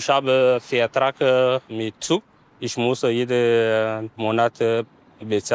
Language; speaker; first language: German; non-native, learner; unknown